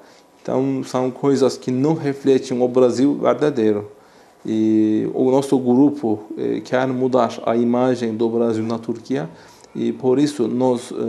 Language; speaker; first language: Portuguese; non-native, fluent; Turkish